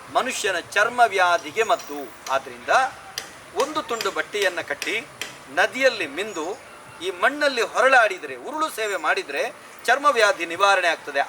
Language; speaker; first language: Kannada; non-native, local second language; Tulu